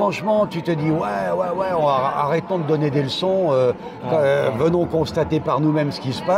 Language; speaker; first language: French; native; French